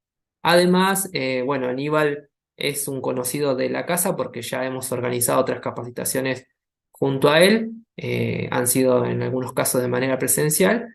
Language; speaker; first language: Spanish; native; Spanish